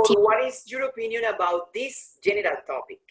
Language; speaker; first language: English; non-native, learner; Spanish